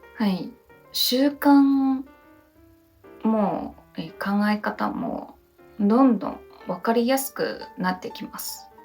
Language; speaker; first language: Japanese; non-native, learner; Chinese